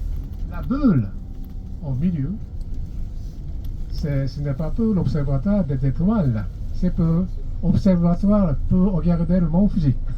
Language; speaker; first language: French; non-native, fluent; Japanese